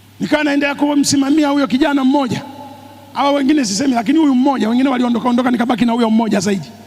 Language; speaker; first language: Swahili; native; Swahili